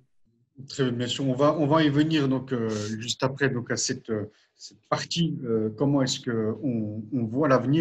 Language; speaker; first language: French; native; French